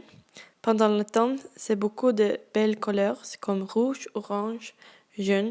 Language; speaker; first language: French; non-native, learner; Swedish